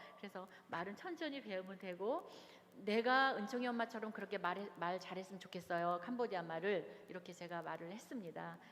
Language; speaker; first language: Korean; native; Korean